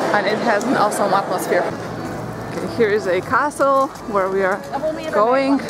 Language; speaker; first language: English; non-native, fluent; Polish